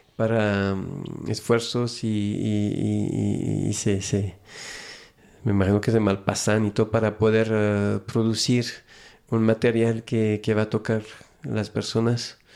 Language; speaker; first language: Spanish; non-native, fluent; French